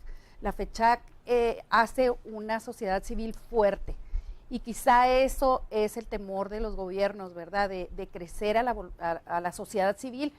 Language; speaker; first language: Spanish; native; Spanish